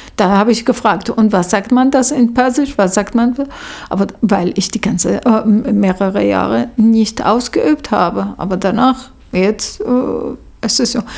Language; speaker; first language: German; non-native, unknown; Persian